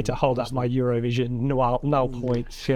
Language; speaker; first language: English; native; English